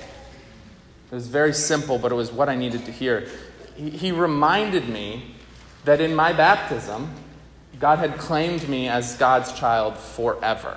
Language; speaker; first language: English; native; English